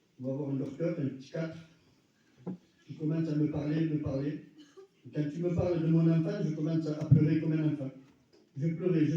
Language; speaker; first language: French; early bilingual, other home language; Arabic